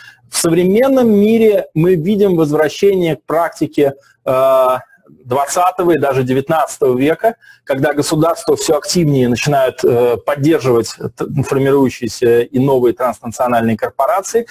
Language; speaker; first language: Russian; native; Russian